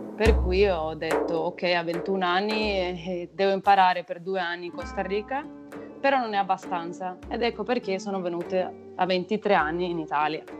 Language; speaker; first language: Italian; non-native, fluent; Spanish